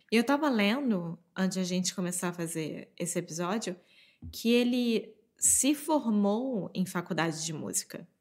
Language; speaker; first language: Portuguese; native; Portuguese